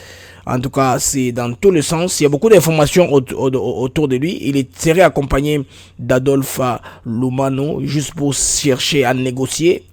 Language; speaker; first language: French; non-native, local second language; Lingala